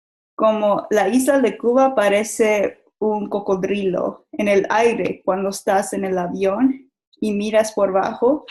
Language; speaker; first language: Spanish; non-native, learner; English